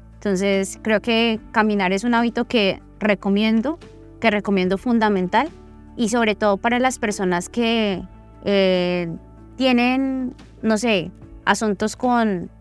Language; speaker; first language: Spanish; native; Spanish